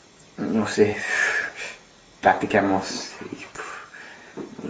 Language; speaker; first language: Spanish; non-native, learner; English